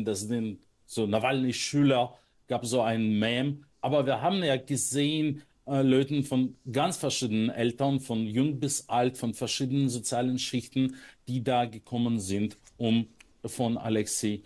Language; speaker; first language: German; non-native, fluent; Russian